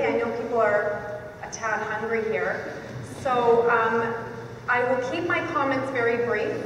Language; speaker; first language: English; native; English